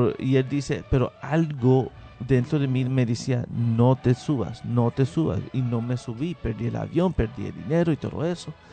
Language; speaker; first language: Spanish; early bilingual, heritage; Spanish